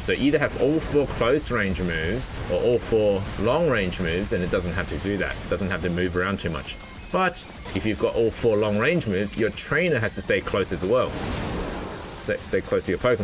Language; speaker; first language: English; native; English